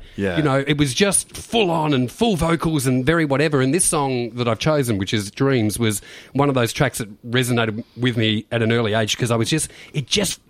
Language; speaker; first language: English; native; English